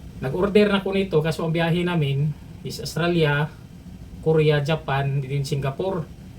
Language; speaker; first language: Filipino; non-native, local second language; Cebuano